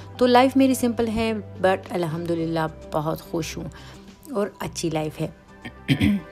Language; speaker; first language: Urdu; native; Urdu